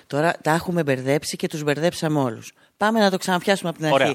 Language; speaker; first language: Greek; native; Greek